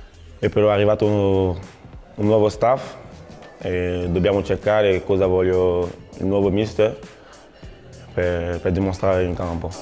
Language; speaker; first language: Italian; non-native, learner; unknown